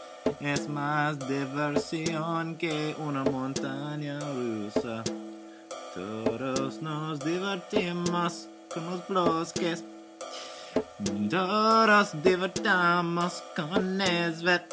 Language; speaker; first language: Spanish; non-native, learner; English